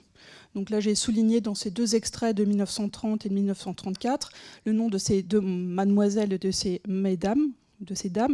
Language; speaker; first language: French; native; French